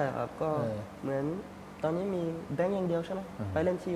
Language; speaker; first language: Thai; early bilingual, heritage; Thai